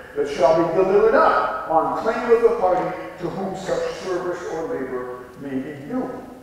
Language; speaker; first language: English; native; English